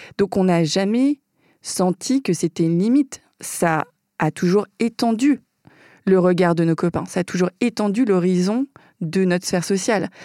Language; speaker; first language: French; early bilingual, other home language; Vietnamese